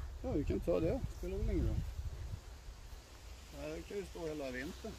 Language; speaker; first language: Swedish; native; Swedish